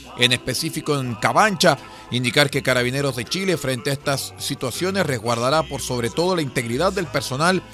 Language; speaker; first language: Spanish; native; Spanish